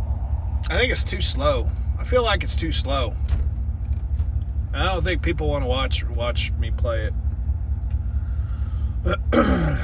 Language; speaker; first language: English; native; English